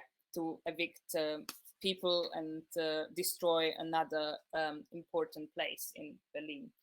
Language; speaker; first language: English; non-native, fluent; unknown